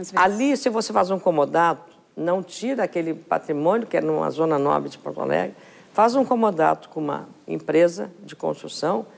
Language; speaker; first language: Portuguese; native; Portuguese